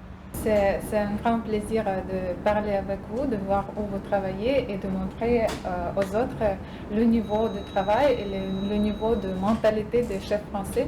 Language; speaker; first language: French; non-native, fluent; Russian